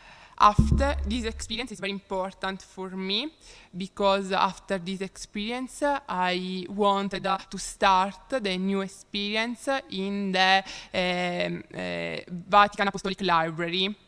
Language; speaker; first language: English; non-native, learner; Italian